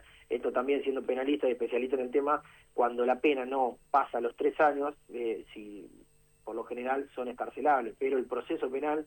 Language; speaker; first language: Spanish; native; Spanish